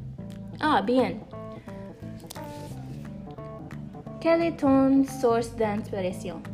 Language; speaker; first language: French; non-native, learner; English